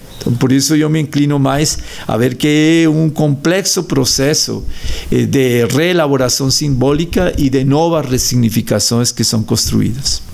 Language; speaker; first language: Portuguese; non-native, fluent; Spanish